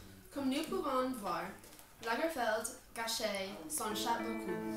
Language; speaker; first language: French; non-native, learner; English